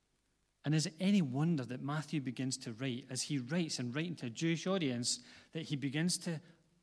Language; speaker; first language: English; native; English